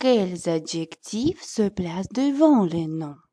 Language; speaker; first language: French; non-native, fluent; Russian